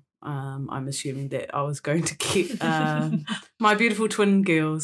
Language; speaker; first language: English; native; English